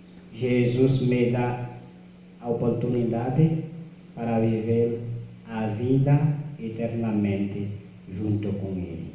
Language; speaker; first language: Portuguese; non-native, learner; Haitian Creole